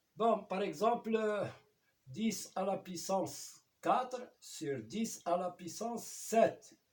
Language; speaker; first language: French; non-native, local second language; Arabic